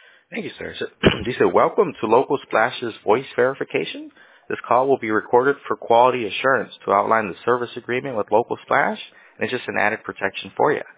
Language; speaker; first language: English; early bilingual, other home language; Spanish